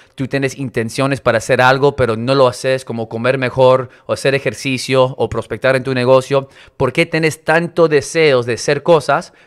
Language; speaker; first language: Spanish; non-native, local second language; English